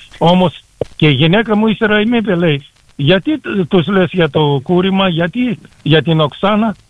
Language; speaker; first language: Greek; early bilingual, heritage; Greek